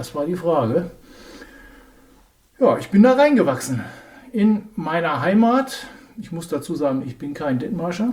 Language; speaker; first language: German; native; German